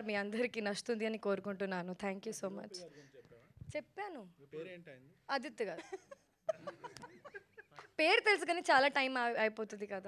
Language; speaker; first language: Telugu; non-native, fluent; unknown